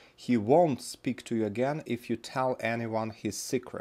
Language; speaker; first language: English; non-native, fluent; Russian